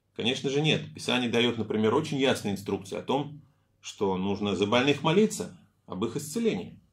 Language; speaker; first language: Russian; native; Russian